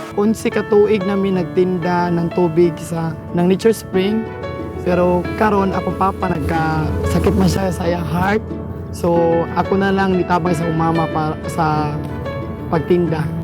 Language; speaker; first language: Cebuano; non-native, local second language; Waray